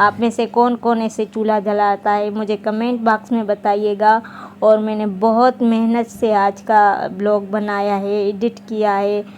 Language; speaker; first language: Urdu; non-native, local second language; Sindhi